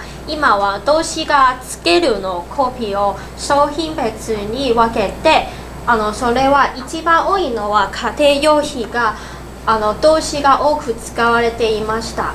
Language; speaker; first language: Japanese; non-native, learner; Cantonese